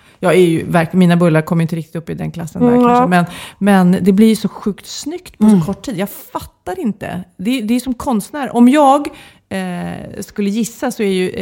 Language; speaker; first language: Swedish; native; Swedish